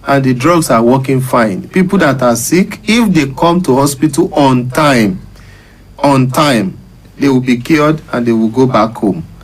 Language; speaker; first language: English; non-native, local second language; Yoruba